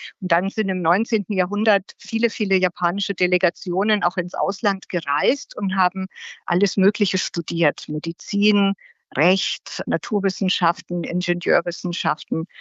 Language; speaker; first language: German; native; German